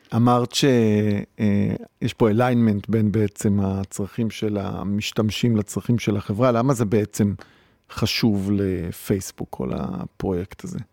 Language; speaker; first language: Hebrew; native; Hebrew